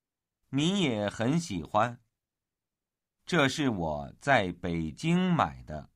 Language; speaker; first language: Chinese; non-native, learner; Vietnamese